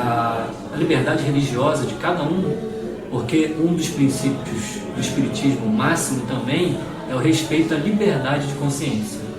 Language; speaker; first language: Portuguese; native; Portuguese